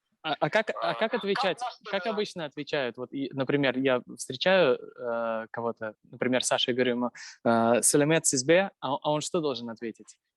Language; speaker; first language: Russian; native; Russian